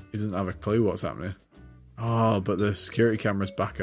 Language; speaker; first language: English; native; English